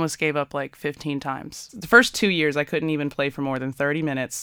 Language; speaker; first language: English; native; English